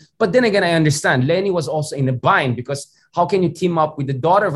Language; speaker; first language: English; non-native, local second language; Filipino